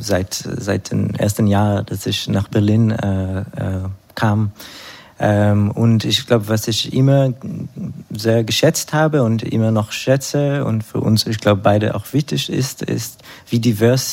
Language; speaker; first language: German; non-native, fluent; Hebrew